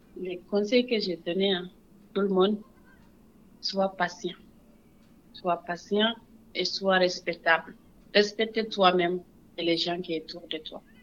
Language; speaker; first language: French; non-native, local second language; Wolof